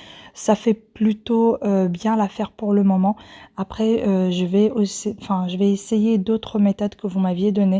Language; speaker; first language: French; native; French